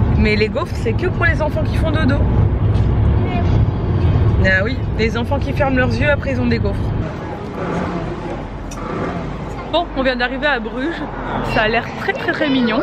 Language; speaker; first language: French; native; French